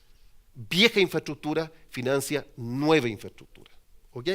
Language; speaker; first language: Spanish; native; Spanish